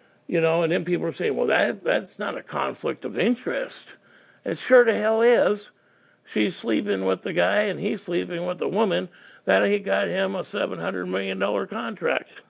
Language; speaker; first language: English; native; English